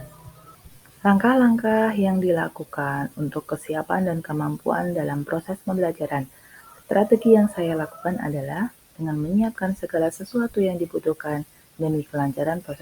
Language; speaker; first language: Indonesian; native; Indonesian